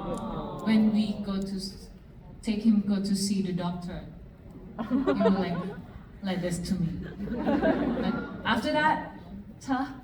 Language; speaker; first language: English; non-native, fluent; Thai